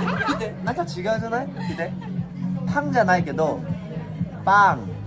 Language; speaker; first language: Japanese; non-native, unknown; Korean